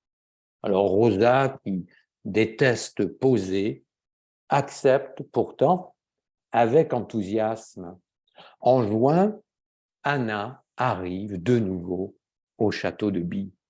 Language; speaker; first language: French; native; French